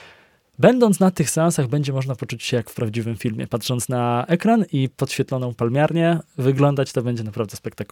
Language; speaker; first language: Polish; native; Polish